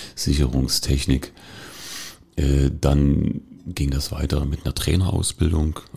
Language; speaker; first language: German; native; German